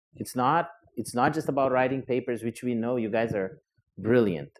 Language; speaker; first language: English; non-native, fluent; Portuguese